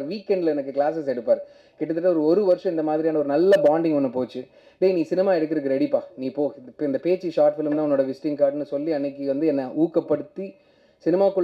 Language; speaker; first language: Tamil; native; Tamil